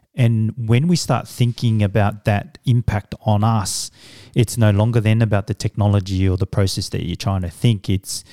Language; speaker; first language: English; early bilingual, other home language; Samoan